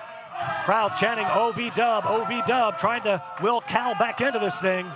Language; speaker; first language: English; native; English